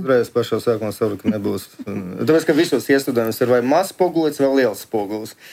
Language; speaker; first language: Latvian; early bilingual, other home language; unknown